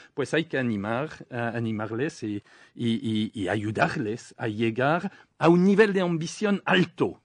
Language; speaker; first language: Spanish; non-native, fluent; French